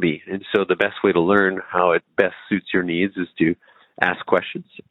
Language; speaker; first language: English; native; English